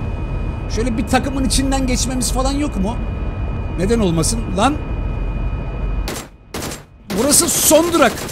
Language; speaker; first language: Turkish; native; Turkish